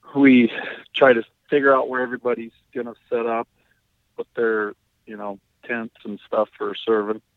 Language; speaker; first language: English; native; English